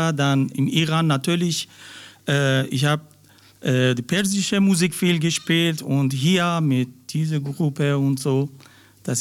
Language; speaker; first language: German; non-native, learner; Persian